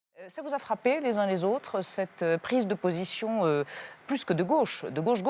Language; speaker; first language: French; native; French